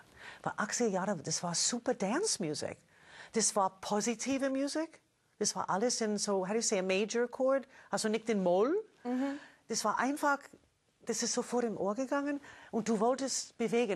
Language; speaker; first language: German; non-native, fluent; English